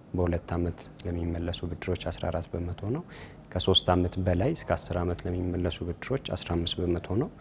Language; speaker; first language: Amharic; native; Amharic